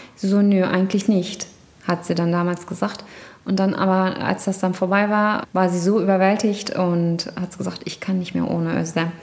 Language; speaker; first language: German; early bilingual, other home language; Turkish